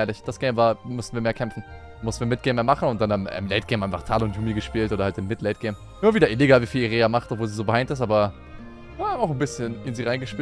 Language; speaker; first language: German; native; German